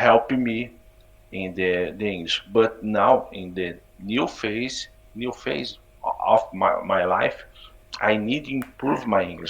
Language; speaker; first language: English; non-native, learner; Portuguese